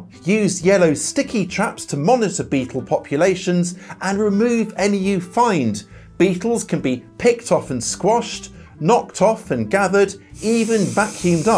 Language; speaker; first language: English; native; English